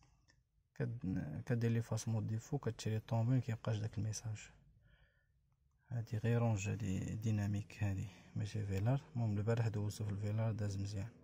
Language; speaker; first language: French; non-native, local second language; Arabic